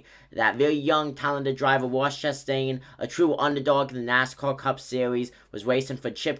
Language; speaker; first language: English; native; English